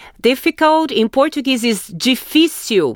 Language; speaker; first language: English; non-native, fluent; Portuguese